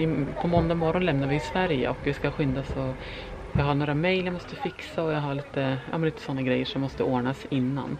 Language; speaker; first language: Swedish; native; Swedish